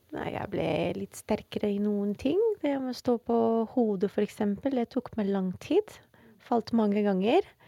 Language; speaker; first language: Norwegian; non-native, fluent; Dutch